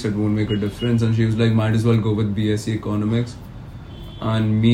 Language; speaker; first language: English; non-native, local second language; Hindi